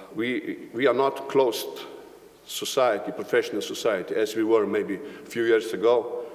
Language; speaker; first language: English; non-native, fluent; Slovenian